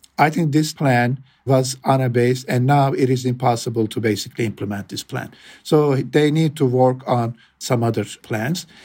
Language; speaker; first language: English; non-native, fluent; Turkish